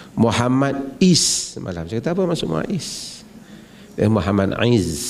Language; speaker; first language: Malay; native; Malay